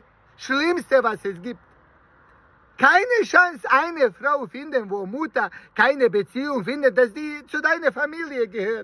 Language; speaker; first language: German; non-native, learner; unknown